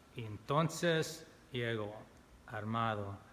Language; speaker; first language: Spanish; non-native, learner; English